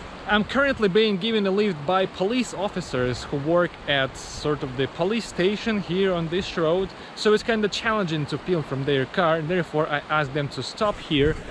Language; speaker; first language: English; non-native, fluent; Russian